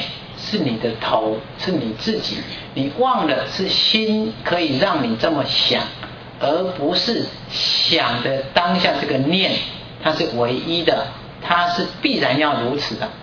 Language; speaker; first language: Chinese; native; Chinese